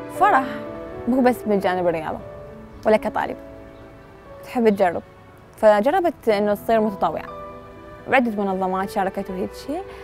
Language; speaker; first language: Arabic; native; Arabic